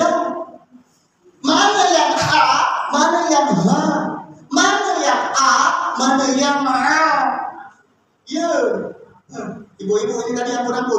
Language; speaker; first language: Indonesian; native; Indonesian